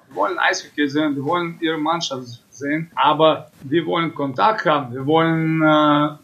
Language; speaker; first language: German; non-native, fluent; Russian